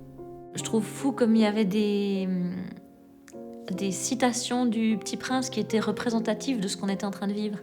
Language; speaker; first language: French; native; French